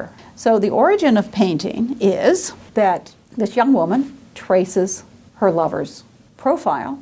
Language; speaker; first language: English; native; English